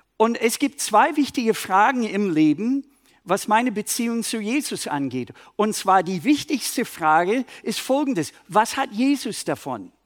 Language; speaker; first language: German; non-native, fluent; English